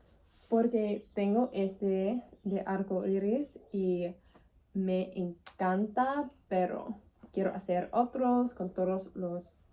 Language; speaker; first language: Spanish; non-native, learner; English